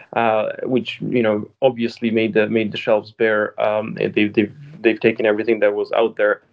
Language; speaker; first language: English; non-native, fluent; Ukrainian